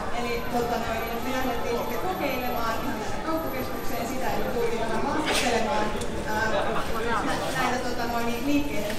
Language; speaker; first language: Finnish; native; Finnish